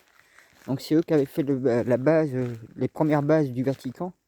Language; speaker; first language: French; native; French